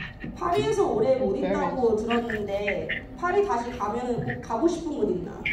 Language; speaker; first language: Korean; early bilingual, heritage; English